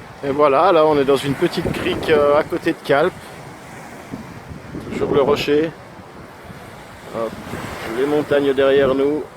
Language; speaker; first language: French; native; French